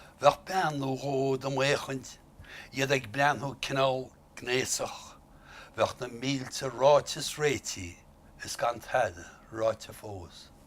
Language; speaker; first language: Irish; native; Irish